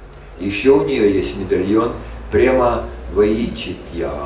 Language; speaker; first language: Russian; native; Russian